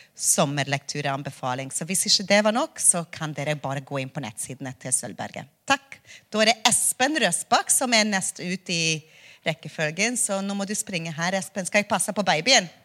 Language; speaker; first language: Norwegian; non-native, fluent; Hungarian